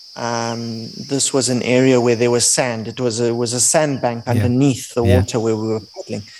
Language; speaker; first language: English; native; English